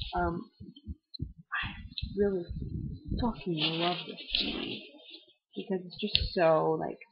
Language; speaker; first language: English; native; English